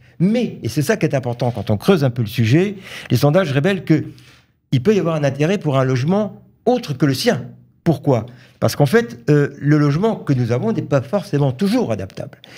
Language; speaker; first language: French; native; French